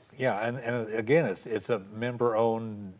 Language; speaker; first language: English; native; English